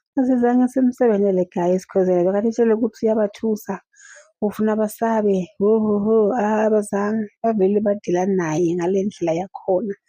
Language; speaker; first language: Zulu; non-native, local second language; Swati